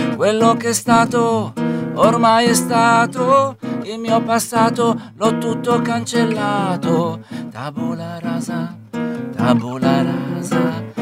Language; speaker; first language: Italian; native; Italian